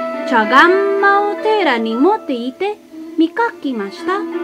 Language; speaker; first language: Japanese; non-native, learner; English